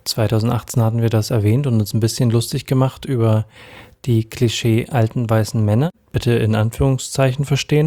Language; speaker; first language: German; native; German